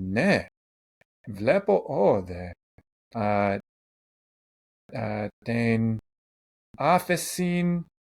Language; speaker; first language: Greek; non-native, learner; English